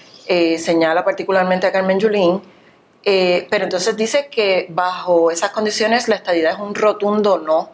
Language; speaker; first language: Spanish; native; Spanish